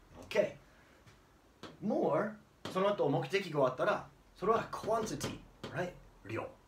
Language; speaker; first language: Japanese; non-native, learner; English